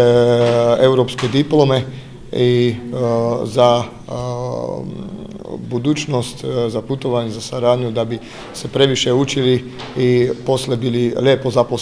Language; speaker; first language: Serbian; non-native, learner; Slovak